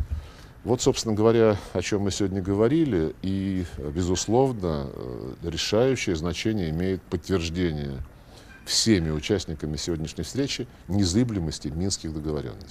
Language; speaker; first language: Russian; native; Russian